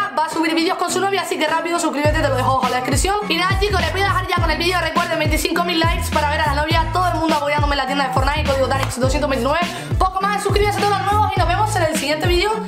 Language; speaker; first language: Spanish; native; Spanish